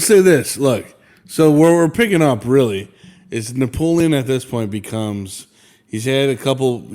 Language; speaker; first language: English; native; English